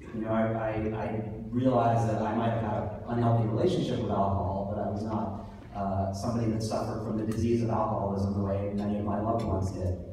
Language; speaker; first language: English; native; English